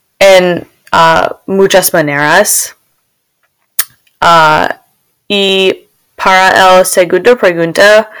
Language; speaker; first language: Spanish; non-native, learner; English